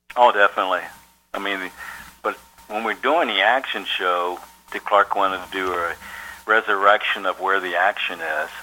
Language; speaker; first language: English; native; English